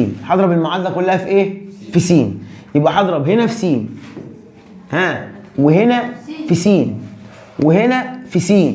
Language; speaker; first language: Arabic; native; Arabic